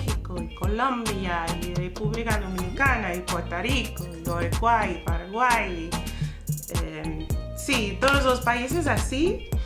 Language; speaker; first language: Spanish; non-native, fluent; English